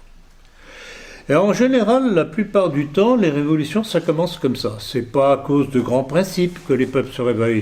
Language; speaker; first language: French; native; French